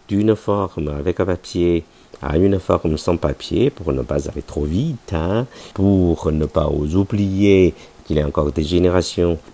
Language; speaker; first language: French; non-native, fluent; Chinese